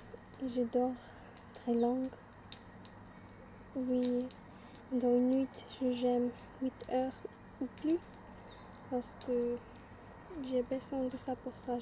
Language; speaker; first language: French; non-native, learner; German